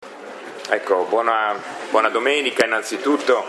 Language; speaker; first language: Italian; native; Italian